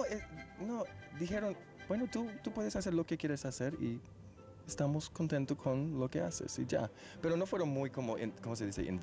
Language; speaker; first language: Spanish; non-native, fluent; English